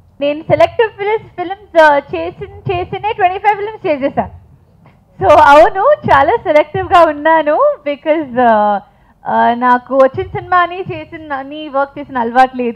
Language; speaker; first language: Telugu; non-native, fluent; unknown